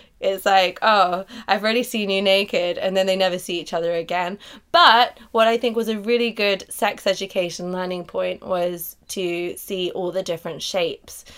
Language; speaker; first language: English; native; English